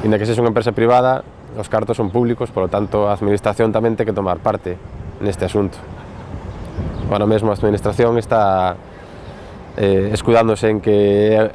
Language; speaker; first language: Spanish; non-native, local second language; Galician